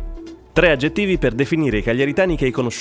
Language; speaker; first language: Italian; native; Italian